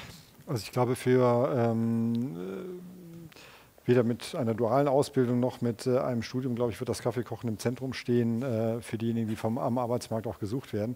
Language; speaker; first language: German; native; German